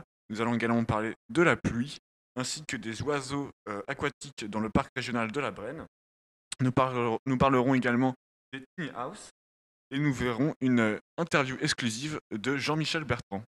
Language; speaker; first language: French; native; French